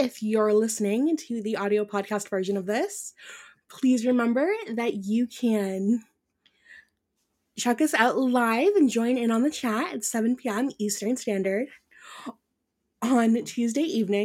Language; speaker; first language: English; non-native, local second language; Irish